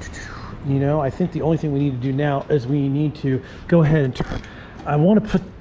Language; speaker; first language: English; native; English